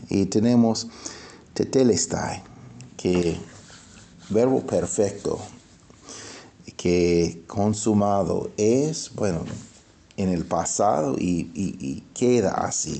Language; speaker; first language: Spanish; non-native, fluent; English